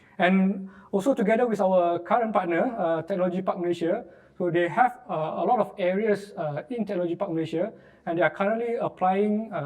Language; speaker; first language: English; non-native, local second language; Malay